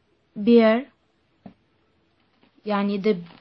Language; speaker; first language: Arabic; native; Arabic